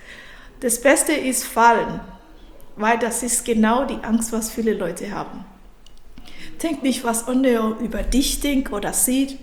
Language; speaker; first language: German; non-native, fluent; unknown